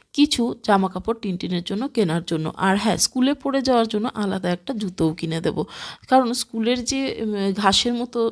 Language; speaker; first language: Bangla; native; Bangla